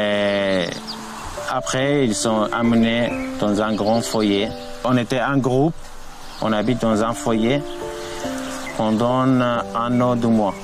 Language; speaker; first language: French; non-native, learner; Arabic